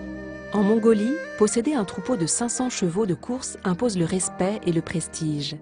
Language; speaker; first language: French; native; French